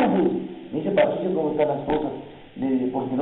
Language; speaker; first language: Spanish; native; Spanish